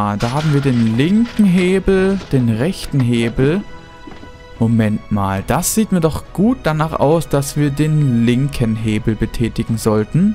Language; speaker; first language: German; native; German